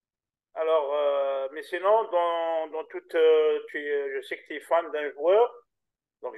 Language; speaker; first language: French; native; French